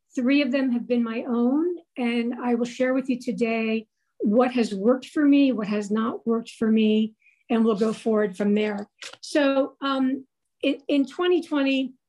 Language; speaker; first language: English; native; English